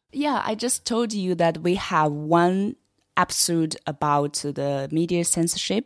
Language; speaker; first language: English; non-native, fluent; Chinese